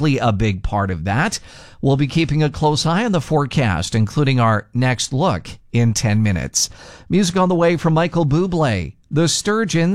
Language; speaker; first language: English; native; English